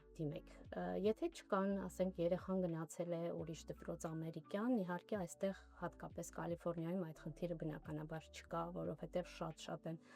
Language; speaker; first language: Armenian; native; Armenian